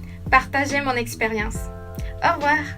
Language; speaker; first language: French; non-native, fluent; Spanish